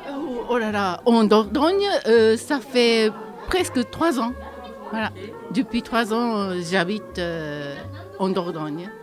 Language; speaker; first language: French; non-native, fluent; Japanese